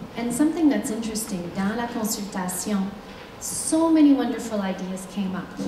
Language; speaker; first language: English; non-native, local second language; French